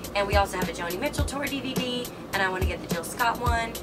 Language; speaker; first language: English; native; English